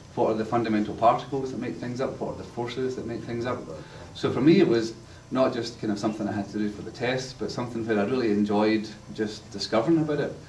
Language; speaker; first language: English; native; English